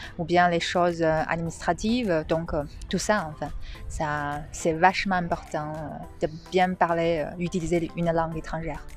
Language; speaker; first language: French; non-native, fluent; Chinese